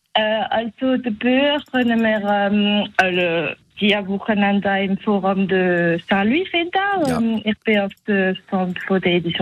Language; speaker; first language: German; non-native, local second language; French